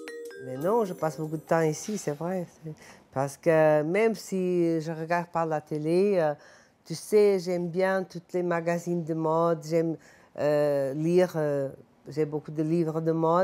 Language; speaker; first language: French; non-native, fluent; Portuguese